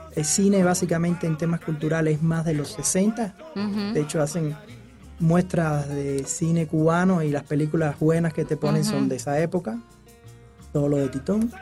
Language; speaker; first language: Spanish; native; Spanish